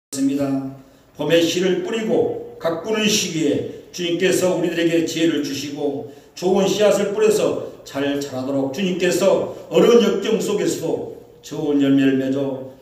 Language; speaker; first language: Korean; native; Korean